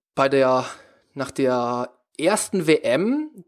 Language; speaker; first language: German; native; German